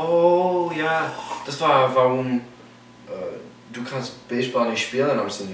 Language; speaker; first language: German; non-native, learner; English